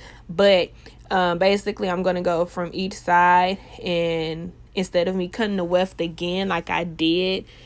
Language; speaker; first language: English; native; English